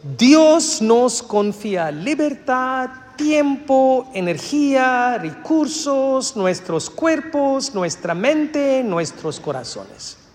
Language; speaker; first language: Spanish; non-native, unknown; Malayalam